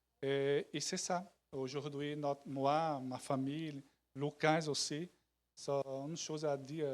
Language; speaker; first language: French; non-native, learner; Portuguese